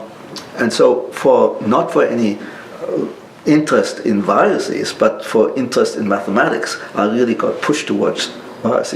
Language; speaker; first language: English; non-native, local second language; German